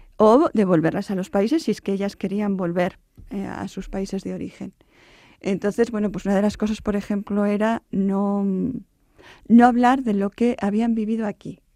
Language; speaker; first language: Spanish; native; Spanish